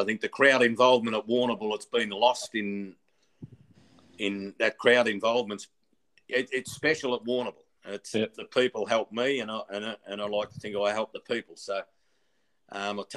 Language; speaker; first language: English; native; English